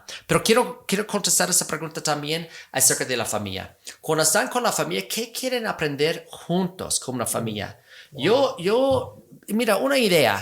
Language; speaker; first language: Spanish; non-native, fluent; English